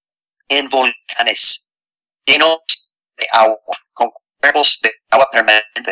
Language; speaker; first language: Spanish; non-native, fluent; English